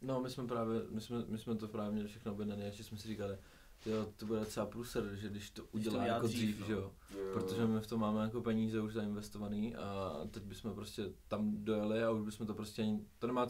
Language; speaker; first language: Czech; native; Czech